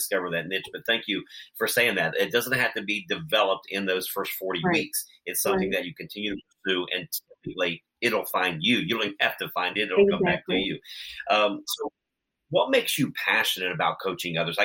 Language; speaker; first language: English; native; English